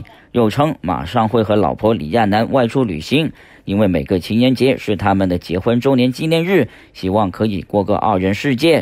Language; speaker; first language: Chinese; non-native, local second language; Cantonese